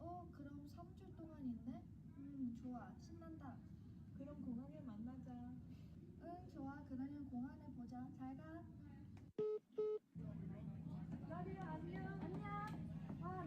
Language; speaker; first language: Korean; non-native, learner; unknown